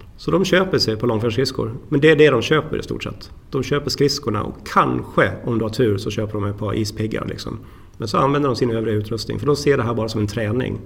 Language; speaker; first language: Swedish; native; Swedish